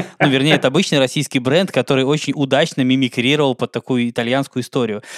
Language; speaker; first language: Russian; native; Russian